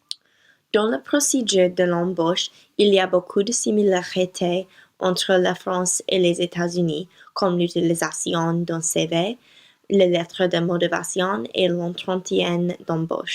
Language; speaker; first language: French; non-native, learner; English